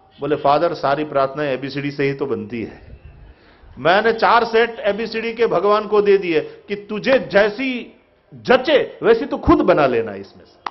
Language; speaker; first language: Hindi; non-native, local second language; Gujarati